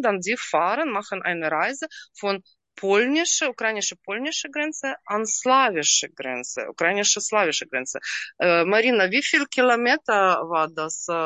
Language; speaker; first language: German; non-native, learner; Russian